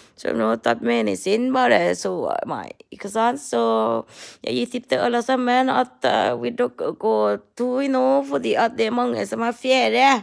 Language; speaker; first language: Norwegian; non-native, learner; Thai